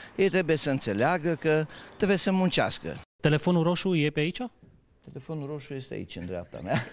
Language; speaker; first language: Romanian; native; Romanian